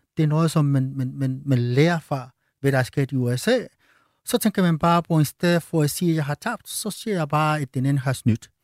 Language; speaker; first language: Danish; non-native, fluent; Spanish